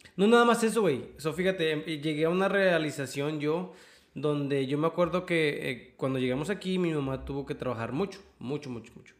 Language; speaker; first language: Spanish; early bilingual, other home language; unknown